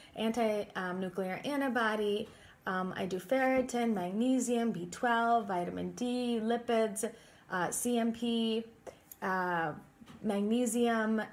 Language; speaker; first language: English; native; English